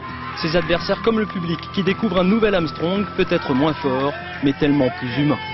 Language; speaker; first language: French; native; French